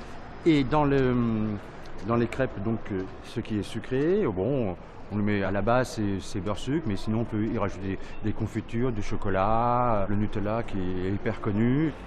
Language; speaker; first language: French; native; French